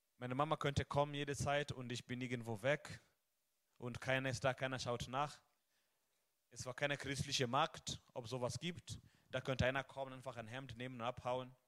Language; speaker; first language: German; non-native, fluent; Swahili